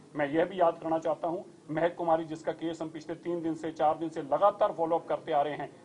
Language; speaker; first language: Hindi; non-native, local second language; Punjabi